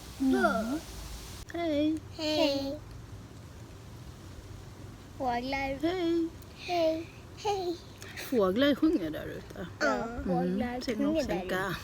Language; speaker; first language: Swedish; non-native, learner; Thai